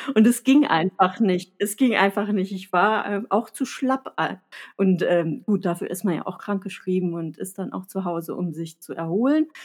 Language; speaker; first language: German; native; German